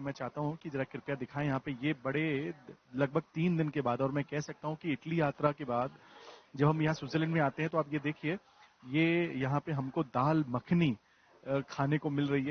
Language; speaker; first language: Hindi; native; Hindi